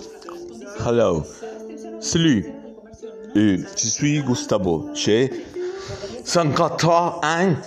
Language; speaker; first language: French; non-native, learner; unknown